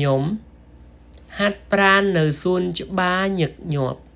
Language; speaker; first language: Korean; non-native, learner; Khmer